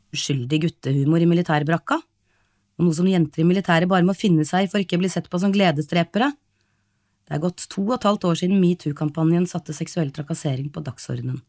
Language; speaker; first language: Norwegian; native; Norwegian